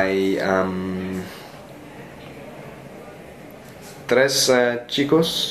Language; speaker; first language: Spanish; non-native, learner; English